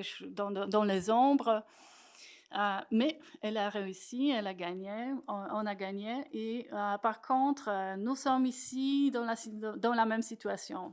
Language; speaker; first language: French; non-native, fluent; Polish